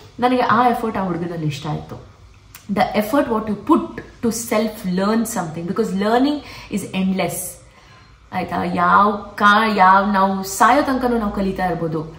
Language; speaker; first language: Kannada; non-native, local second language; Konkani